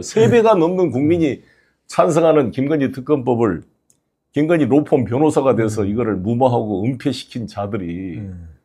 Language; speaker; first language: Korean; native; Korean